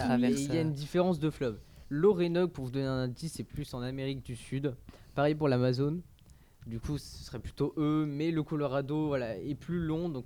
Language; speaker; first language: French; native; French